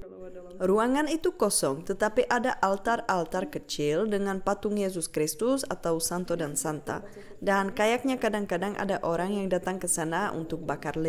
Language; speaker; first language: Indonesian; non-native, fluent; Czech